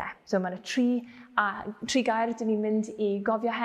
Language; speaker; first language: Welsh; non-native, fluent; English